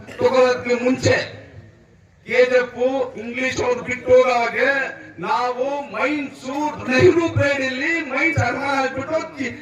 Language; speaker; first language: Kannada; non-native, local second language; Urdu